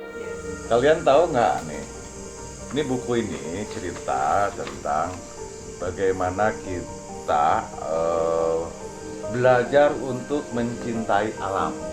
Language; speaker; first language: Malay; non-native, local second language; Sundanese